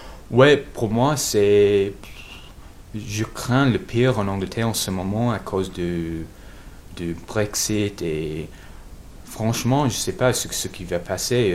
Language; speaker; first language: French; non-native, learner; English